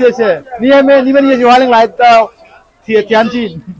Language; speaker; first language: Chinese; non-native, learner; Bangla